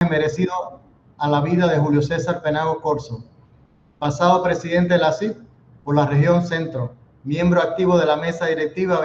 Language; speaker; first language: Spanish; native; Spanish